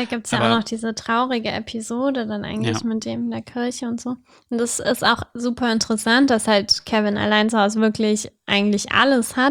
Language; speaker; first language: German; native; German